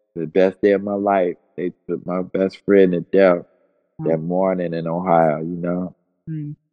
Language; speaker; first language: English; native; English